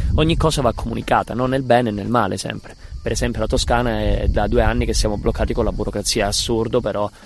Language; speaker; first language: Italian; native; Italian